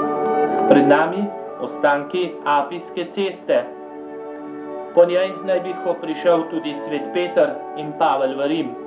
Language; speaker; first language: Slovenian; native; Slovenian